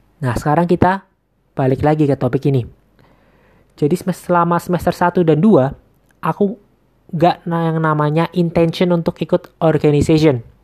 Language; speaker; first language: Indonesian; native; Indonesian